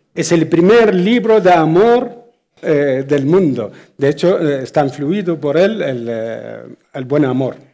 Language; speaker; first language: Spanish; non-native, fluent; Arabic